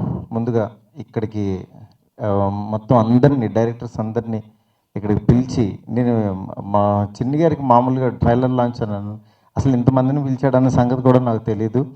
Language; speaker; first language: Telugu; native; Telugu